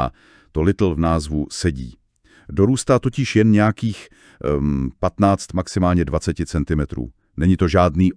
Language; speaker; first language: Czech; native; Czech